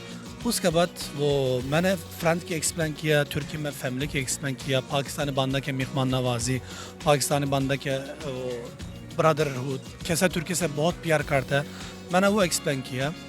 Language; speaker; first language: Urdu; non-native, learner; Turkish